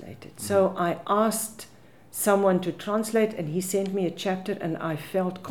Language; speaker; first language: English; non-native, local second language; Afrikaans